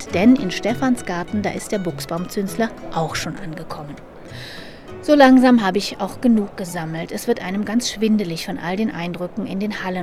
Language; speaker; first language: German; native; German